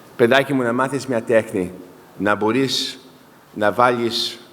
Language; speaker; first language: Greek; early bilingual, heritage; Greek